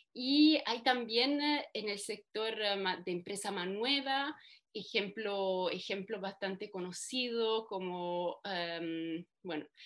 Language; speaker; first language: Spanish; non-native, fluent; Italian